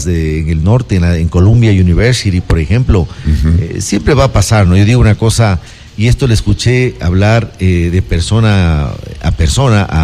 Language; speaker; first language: Spanish; native; Spanish